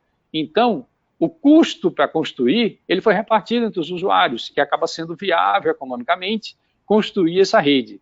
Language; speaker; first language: Portuguese; native; Portuguese